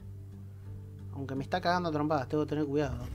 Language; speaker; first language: Spanish; native; Spanish